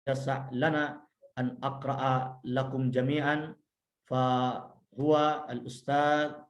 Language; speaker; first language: Arabic; non-native, fluent; Indonesian